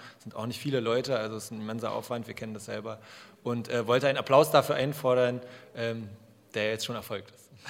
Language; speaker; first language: German; native; German